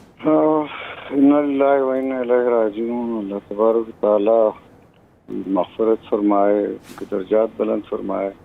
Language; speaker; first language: Urdu; non-native, local second language; Pashto